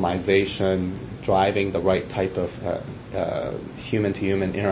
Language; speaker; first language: English; non-native, local second language; Cantonese